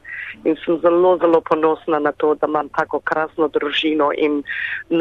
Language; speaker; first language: Slovenian; early bilingual, heritage; Slovenian